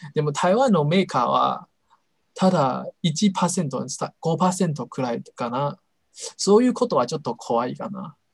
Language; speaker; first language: Japanese; non-native, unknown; Chinese